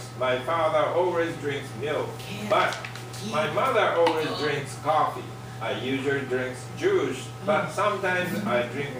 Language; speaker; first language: English; non-native, learner; Japanese